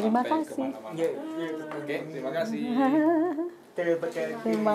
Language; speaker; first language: Indonesian; native; Indonesian